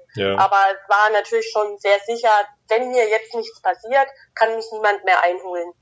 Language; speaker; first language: German; native; German